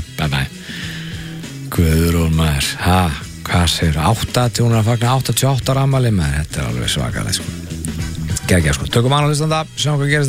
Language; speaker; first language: Icelandic; native; Icelandic